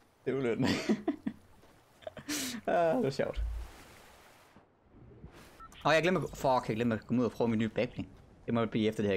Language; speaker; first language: Danish; native; Danish